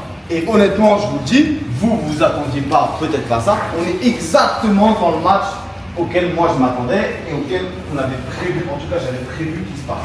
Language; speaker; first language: French; native; French